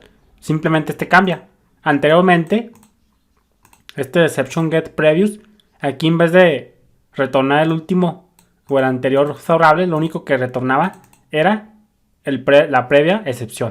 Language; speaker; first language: Spanish; native; Spanish